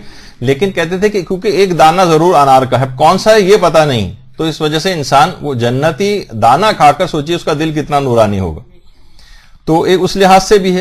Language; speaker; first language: Urdu; native; Urdu